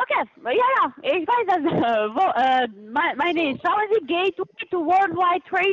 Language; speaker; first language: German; non-native, fluent; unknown